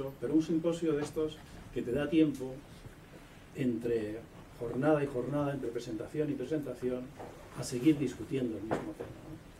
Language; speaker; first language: Spanish; native; Spanish